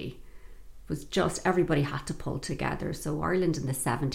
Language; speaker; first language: English; native; English